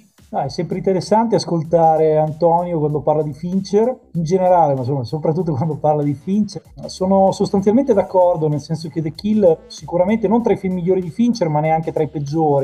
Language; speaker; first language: Italian; native; Italian